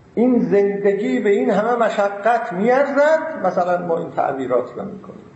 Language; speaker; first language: Persian; non-native, local second language; Azerbaijani